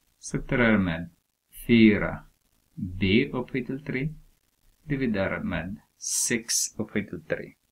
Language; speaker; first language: Swedish; non-native, fluent; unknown